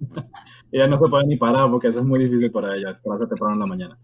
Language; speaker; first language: Spanish; native; Spanish